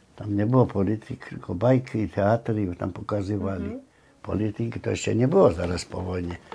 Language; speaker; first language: Polish; native; Polish